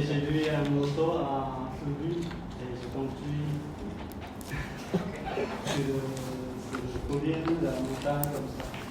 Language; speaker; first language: French; non-native, learner; Khmer